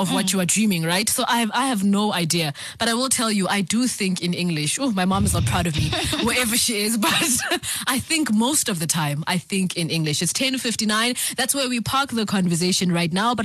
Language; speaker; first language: English; non-native, local second language; Zulu